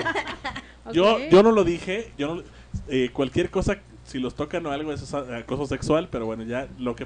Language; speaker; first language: Spanish; native; Spanish